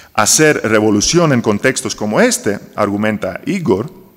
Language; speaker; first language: Spanish; non-native, fluent; Greek